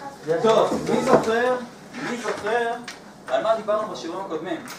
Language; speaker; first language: Hebrew; native; Hebrew